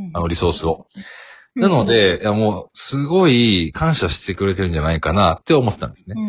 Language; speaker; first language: Japanese; native; Japanese